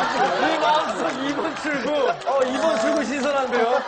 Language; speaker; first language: Korean; native; Korean